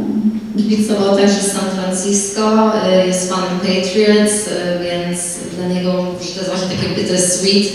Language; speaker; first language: Polish; early bilingual, heritage; Polish